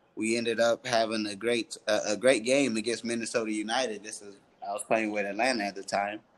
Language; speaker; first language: English; early bilingual, other home language; French